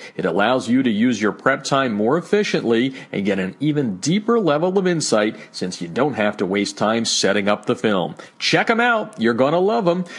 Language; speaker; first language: English; native; English